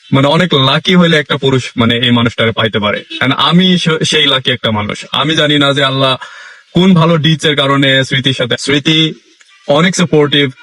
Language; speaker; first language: Bangla; early bilingual, heritage; Bangla